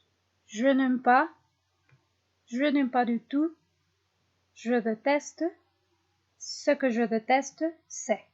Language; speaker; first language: French; non-native, fluent; Spanish